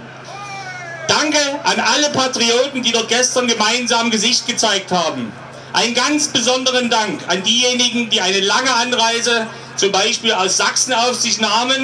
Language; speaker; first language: German; native; German